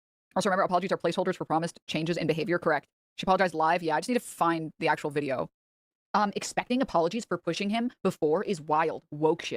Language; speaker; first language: English; native; English